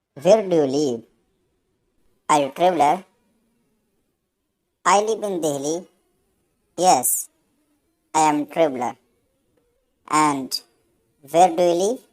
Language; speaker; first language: English; non-native, learner; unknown